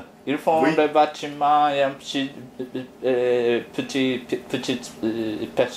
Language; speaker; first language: French; non-native, fluent; Japanese